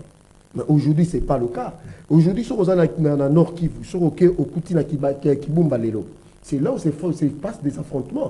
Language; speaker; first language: French; non-native, local second language; Lingala